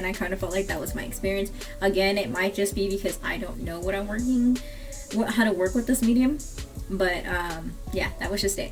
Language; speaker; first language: English; native; English